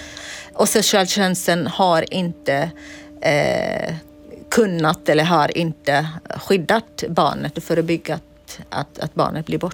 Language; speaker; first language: Swedish; non-native, fluent; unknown